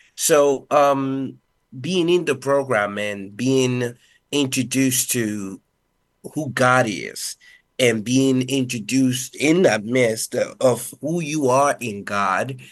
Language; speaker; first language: English; non-native, fluent; Spanish